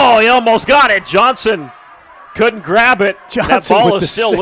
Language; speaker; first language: English; native; English